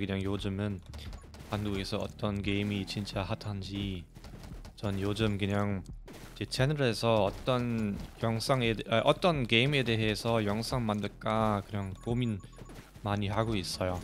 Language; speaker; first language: Korean; non-native, fluent; German